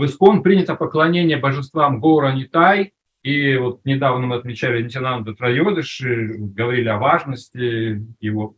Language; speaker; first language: Russian; native; Russian